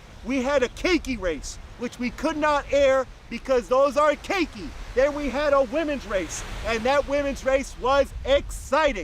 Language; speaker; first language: English; native; English